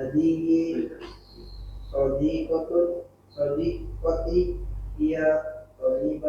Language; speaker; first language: Arabic; non-native, learner; Indonesian